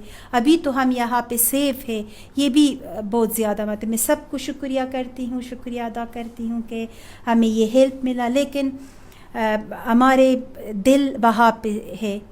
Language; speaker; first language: Hindi; non-native, fluent; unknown